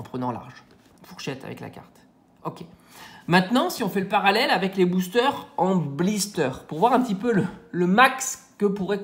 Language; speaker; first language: French; native; French